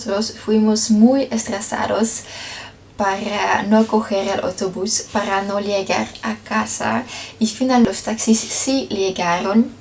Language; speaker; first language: Spanish; non-native, learner; Dutch